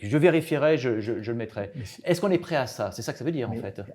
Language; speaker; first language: French; native; French